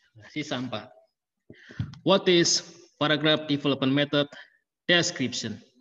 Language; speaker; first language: English; non-native, fluent; Indonesian